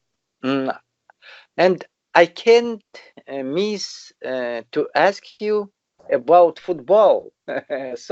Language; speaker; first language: English; non-native, learner; Russian